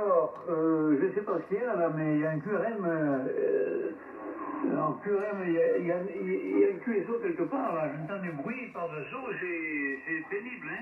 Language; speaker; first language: French; native; French